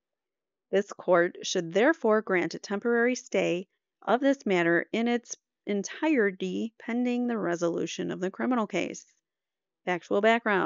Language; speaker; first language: English; native; English